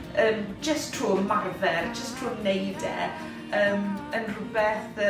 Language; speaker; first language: Welsh; native; Welsh